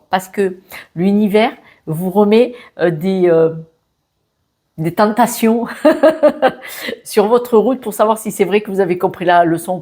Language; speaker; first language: French; native; French